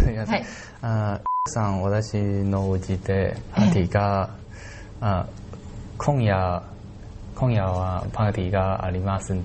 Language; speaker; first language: Japanese; non-native, learner; Chinese